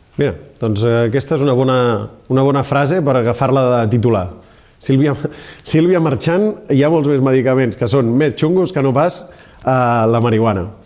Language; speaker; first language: Catalan; native; Catalan